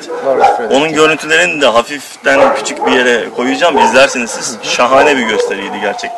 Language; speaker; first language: Turkish; native; Turkish